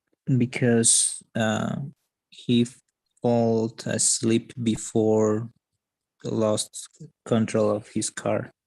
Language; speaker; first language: English; non-native, learner; Spanish